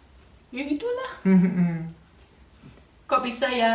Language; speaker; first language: Indonesian; non-native, fluent; German